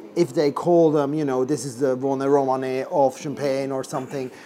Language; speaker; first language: English; non-native, fluent; Swiss German